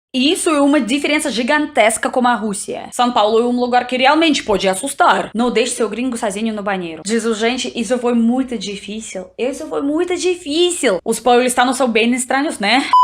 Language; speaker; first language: Portuguese; non-native, fluent; Russian